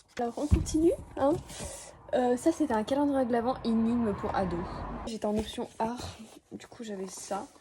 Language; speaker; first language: French; native; French